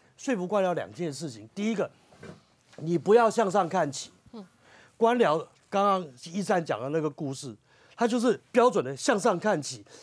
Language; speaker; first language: Chinese; native; Chinese